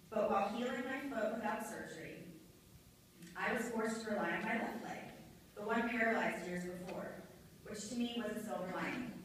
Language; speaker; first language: English; native; English